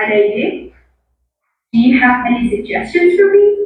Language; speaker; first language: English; non-native, fluent; Indonesian